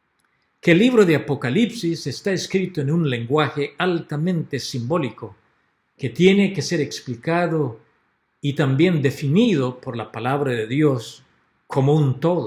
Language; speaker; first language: Spanish; native; Spanish